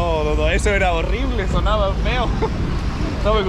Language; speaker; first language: Spanish; non-native, learner; English